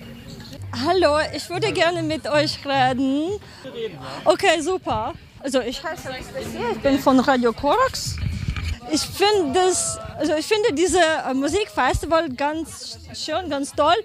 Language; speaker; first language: German; non-native, learner; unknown